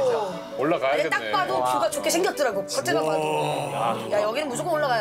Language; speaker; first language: Korean; native; Korean